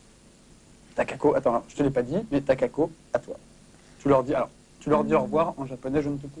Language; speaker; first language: French; native; French